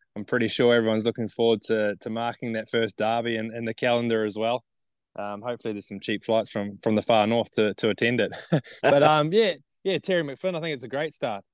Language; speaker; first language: English; native; English